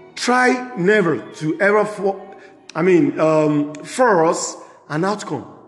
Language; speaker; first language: English; non-native, local second language; Yoruba